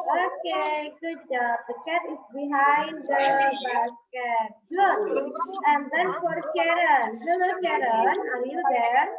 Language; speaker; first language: English; non-native, fluent; Indonesian